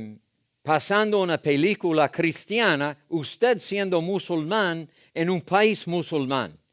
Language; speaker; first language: Spanish; non-native, fluent; English